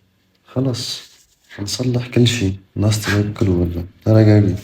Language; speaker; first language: Arabic; non-native, learner; Amharic